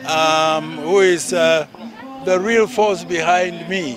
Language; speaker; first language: English; non-native, local second language; Luyia